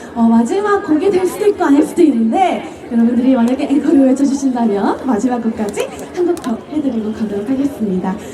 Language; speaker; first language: Korean; native; Korean